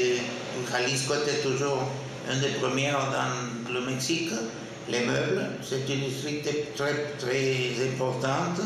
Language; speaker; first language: French; non-native, fluent; Spanish